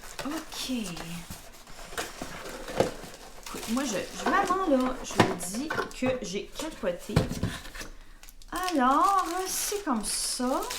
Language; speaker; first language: French; native; French